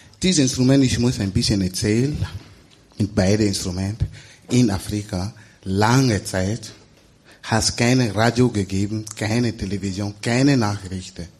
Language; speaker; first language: German; non-native, learner; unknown